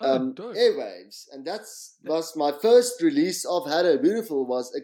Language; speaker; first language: English; native; English